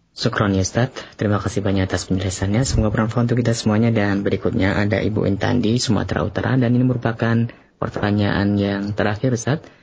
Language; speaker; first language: Indonesian; native; Indonesian